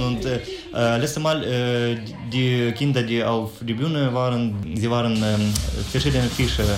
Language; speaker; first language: German; non-native, learner; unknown